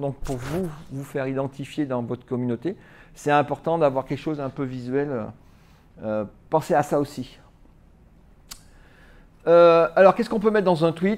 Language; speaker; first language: French; native; French